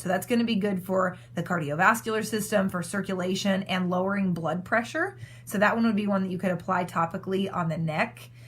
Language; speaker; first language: English; native; English